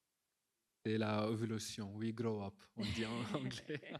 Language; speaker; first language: French; non-native, fluent; Arabic